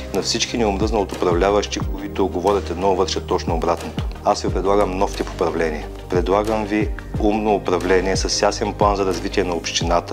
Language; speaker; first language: Bulgarian; native; Bulgarian